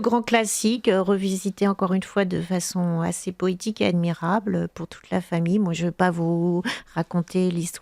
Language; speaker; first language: French; native; French